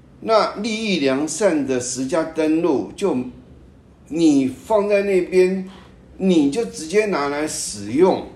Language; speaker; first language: Chinese; native; Chinese